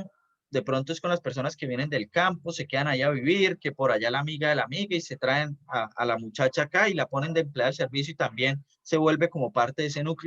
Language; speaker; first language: Spanish; native; Spanish